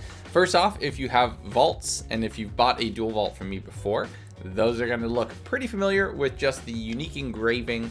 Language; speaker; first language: English; native; English